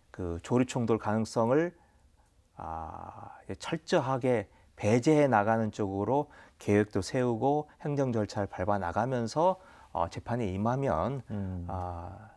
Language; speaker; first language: Korean; native; Korean